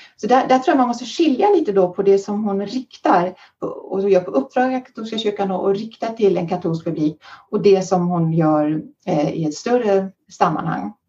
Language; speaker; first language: Swedish; early bilingual, heritage; Swedish